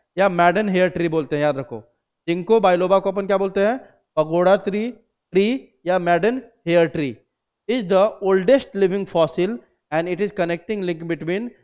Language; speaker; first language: Hindi; native; Hindi